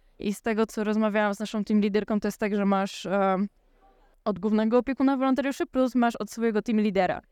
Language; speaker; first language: Polish; native; Polish